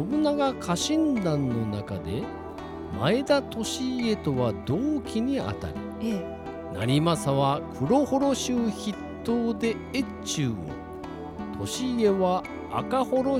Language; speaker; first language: Japanese; native; Japanese